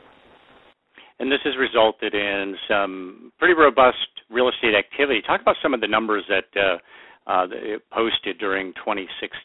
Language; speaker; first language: English; native; English